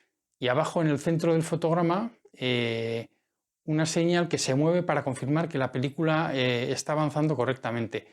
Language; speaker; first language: Spanish; native; Spanish